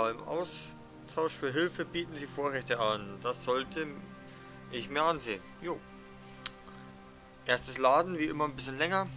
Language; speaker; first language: German; native; German